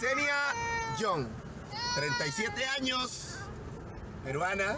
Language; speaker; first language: Spanish; native; Spanish